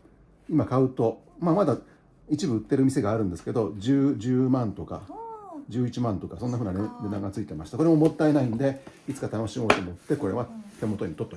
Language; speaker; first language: Japanese; native; Japanese